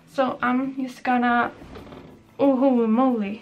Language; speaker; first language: English; non-native, fluent; Swedish